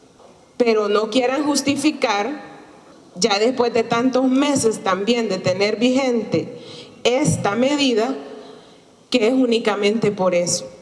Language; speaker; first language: Spanish; native; Spanish